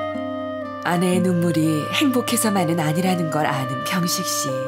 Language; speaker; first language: Korean; native; Korean